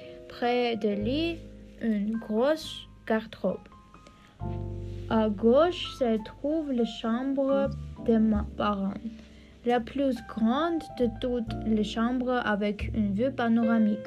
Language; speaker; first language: French; non-native, learner; Armenian